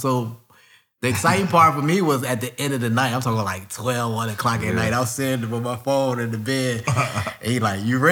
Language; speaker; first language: English; native; English